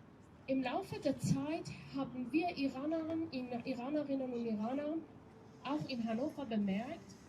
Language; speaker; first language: German; non-native, fluent; Persian